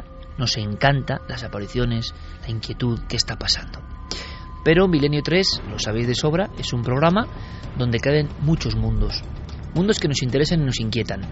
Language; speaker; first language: Spanish; native; Spanish